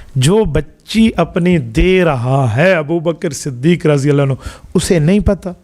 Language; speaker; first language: Urdu; non-native, local second language; Punjabi